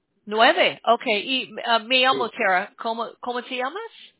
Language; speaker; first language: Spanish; non-native, learner; English